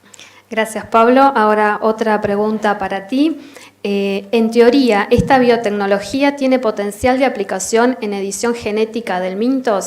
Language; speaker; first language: Spanish; native; Spanish